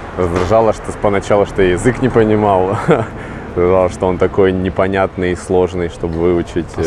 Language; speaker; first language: Russian; native; Russian